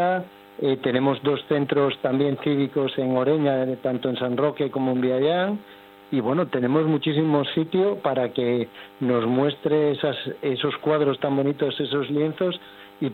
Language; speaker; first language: Spanish; native; Spanish